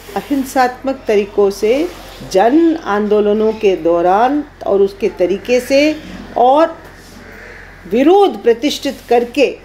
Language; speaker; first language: Hindi; native; Hindi